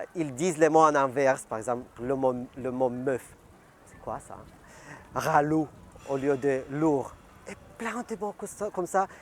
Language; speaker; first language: French; non-native, fluent; Bulgarian